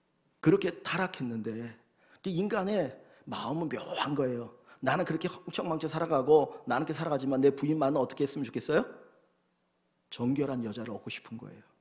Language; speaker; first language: Korean; native; Korean